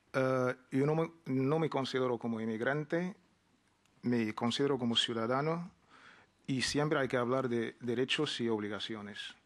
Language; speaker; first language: Spanish; non-native, fluent; Arabic